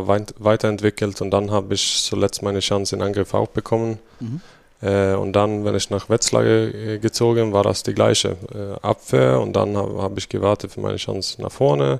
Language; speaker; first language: German; non-native, fluent; Swedish